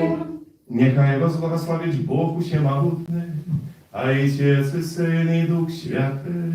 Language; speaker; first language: Polish; non-native, learner; Russian